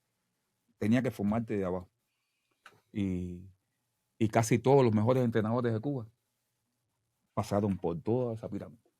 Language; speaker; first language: Spanish; native; Spanish